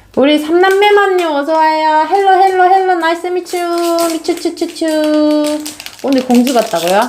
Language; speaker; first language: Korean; native; Korean